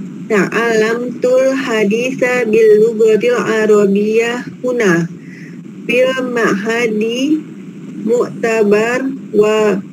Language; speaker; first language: Arabic; non-native, learner; Indonesian